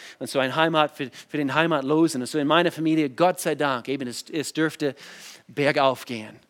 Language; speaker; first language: German; non-native, fluent; English